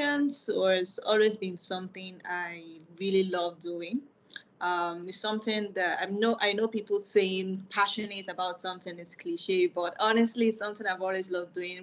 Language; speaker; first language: English; non-native, local second language; Igbo